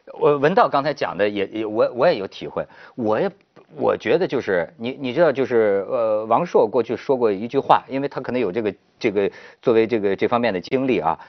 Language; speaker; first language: Chinese; native; Chinese